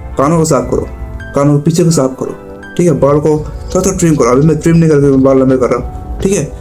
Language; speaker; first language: Hindi; non-native, local second language; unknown